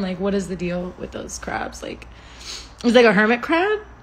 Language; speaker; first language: English; early bilingual, other home language; Spanish